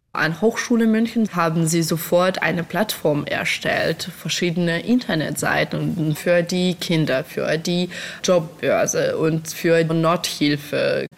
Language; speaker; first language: German; non-native, fluent; Russian